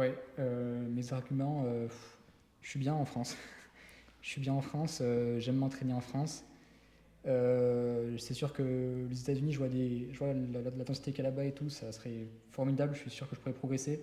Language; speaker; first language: French; native; French